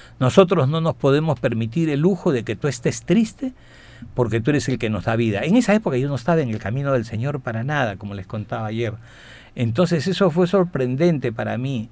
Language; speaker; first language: Spanish; native; Spanish